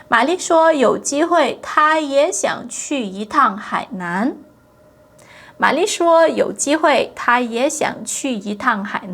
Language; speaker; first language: Chinese; non-native, fluent; Portuguese